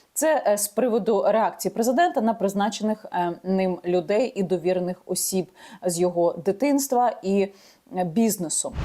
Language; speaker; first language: Ukrainian; native; Ukrainian